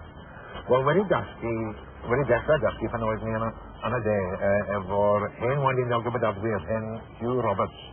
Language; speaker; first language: Welsh; non-native, learner; English